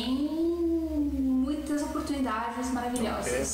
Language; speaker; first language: Portuguese; non-native, fluent; Estonian